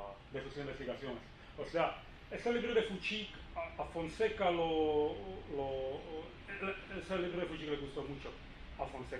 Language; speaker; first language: Spanish; non-native, fluent; Czech